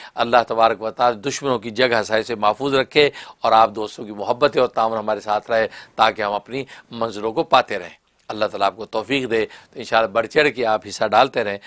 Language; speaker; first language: Urdu; native; Urdu